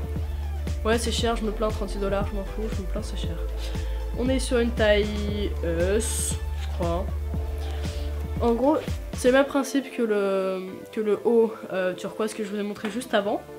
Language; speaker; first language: French; native; French